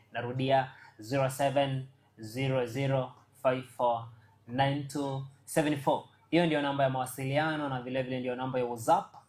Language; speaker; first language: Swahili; non-native, local second language; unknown